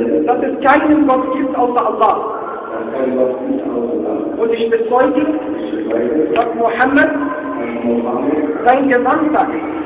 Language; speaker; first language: German; non-native, fluent; Arabic